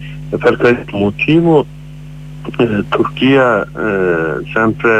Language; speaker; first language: Italian; non-native, learner; Kurdish